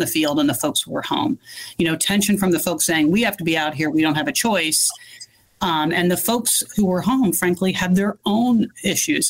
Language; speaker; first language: English; native; English